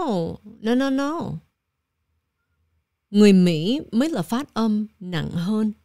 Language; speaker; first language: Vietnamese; early bilingual, heritage; Vietnamese